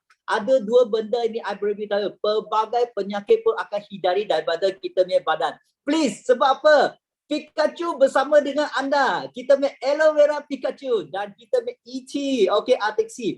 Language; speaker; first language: Malay; native; Malay